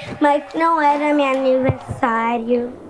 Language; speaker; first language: Portuguese; early bilingual, heritage; Portuguese